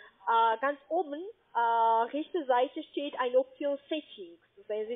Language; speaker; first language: German; non-native, learner; Spanish